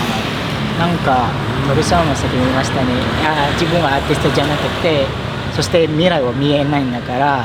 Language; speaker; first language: Japanese; non-native, fluent; Indonesian